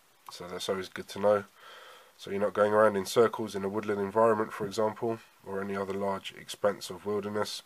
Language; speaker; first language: English; native; English